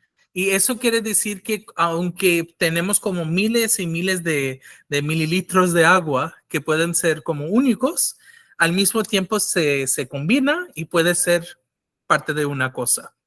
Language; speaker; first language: Spanish; non-native, fluent; English